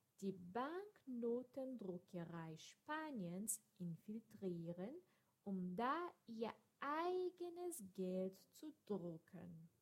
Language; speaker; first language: German; non-native, fluent; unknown